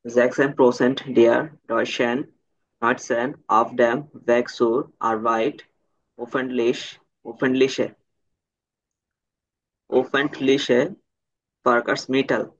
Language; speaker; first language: German; non-native, learner; Bangla